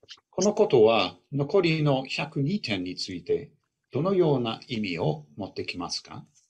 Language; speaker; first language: Japanese; non-native, fluent; English